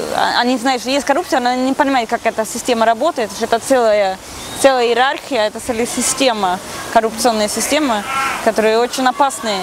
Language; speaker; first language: Russian; non-native, fluent; Swedish